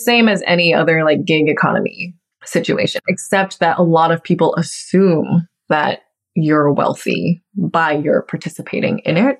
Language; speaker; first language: English; native; English